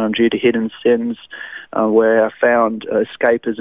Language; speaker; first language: English; native; English